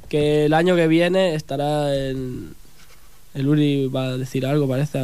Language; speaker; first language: Spanish; native; Spanish